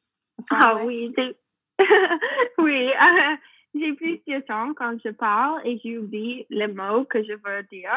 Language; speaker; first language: French; non-native, learner; English